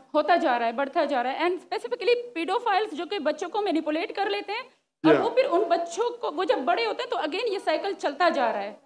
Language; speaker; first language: Urdu; non-native, local second language; Pashto